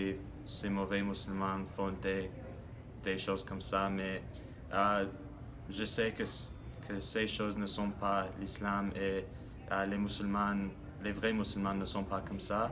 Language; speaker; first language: French; non-native, learner; English